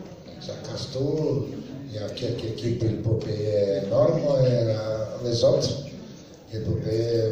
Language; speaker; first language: French; non-native, learner; Serbian